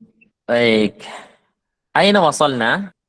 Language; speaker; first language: Arabic; non-native, fluent; Indonesian